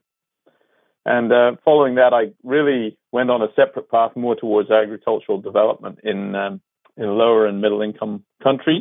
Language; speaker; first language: English; native; English